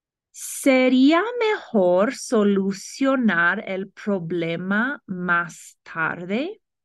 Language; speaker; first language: Spanish; non-native, fluent; English